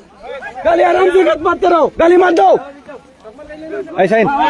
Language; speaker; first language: Hindi; non-native, local second language; Bangla